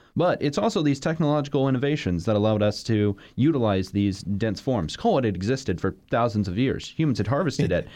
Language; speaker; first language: English; native; English